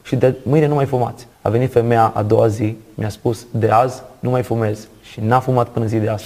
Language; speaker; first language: Romanian; native; Romanian